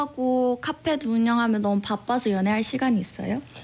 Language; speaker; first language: Korean; non-native, fluent; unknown